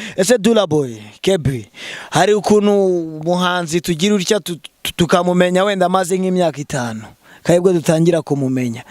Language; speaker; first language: Kinyarwanda; native; Kinyarwanda